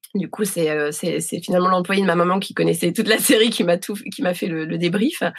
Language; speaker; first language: French; native; French